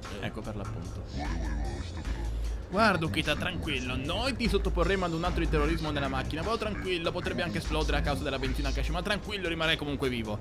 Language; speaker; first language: Italian; native; Italian